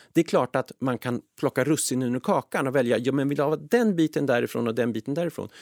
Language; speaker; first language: Swedish; native; Swedish